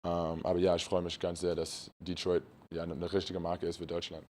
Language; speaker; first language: German; early bilingual, other home language; English